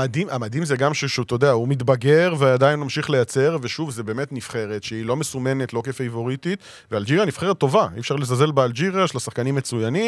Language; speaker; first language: Hebrew; native; Hebrew